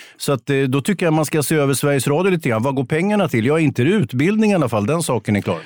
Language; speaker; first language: Swedish; native; Swedish